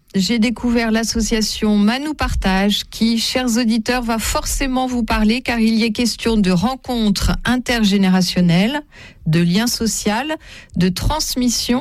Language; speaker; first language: French; native; French